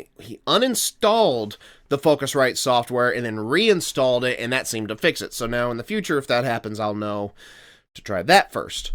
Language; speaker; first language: English; native; English